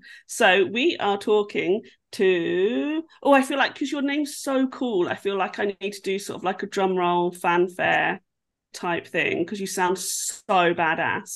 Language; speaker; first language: English; native; English